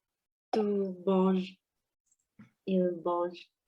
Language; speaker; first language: French; non-native, learner; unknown